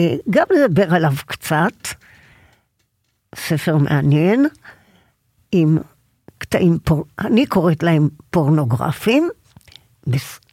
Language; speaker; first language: Hebrew; native; Hebrew